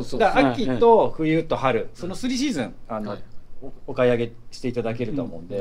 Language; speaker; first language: Japanese; native; Japanese